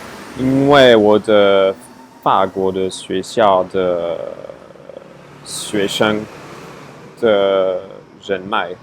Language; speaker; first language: Chinese; non-native, fluent; French